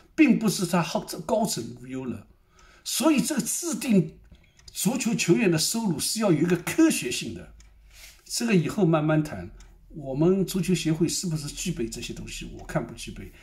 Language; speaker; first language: Chinese; native; Chinese